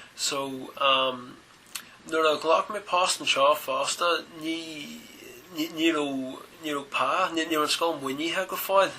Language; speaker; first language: Irish; native; Irish